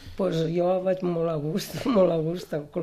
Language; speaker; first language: Catalan; non-native, local second language; Spanish